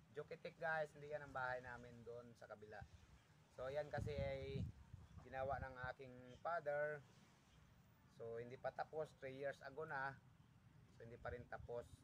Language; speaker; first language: Filipino; non-native, local second language; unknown